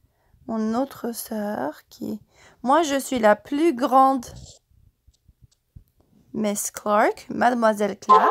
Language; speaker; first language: French; non-native, fluent; English